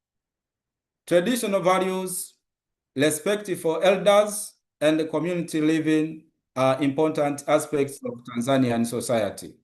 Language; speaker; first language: English; non-native, local second language; Swahili